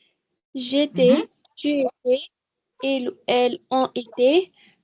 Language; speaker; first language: French; non-native, learner; Arabic